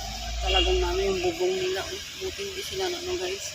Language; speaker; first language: Filipino; native; Filipino